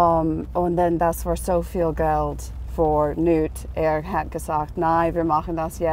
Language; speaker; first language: German; non-native, learner; English